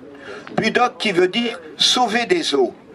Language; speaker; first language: French; native; French